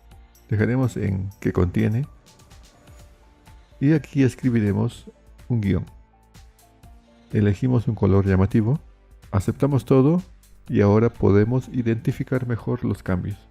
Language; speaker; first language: Spanish; native; Spanish